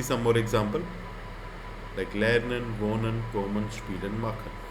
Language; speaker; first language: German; non-native, fluent; Hindi